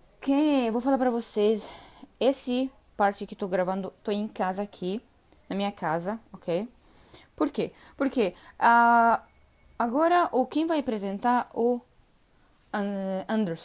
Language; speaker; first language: Portuguese; non-native, learner; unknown